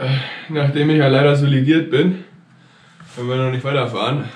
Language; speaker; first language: German; native; German